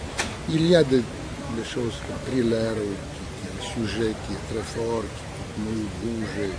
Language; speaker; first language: French; non-native, fluent; Russian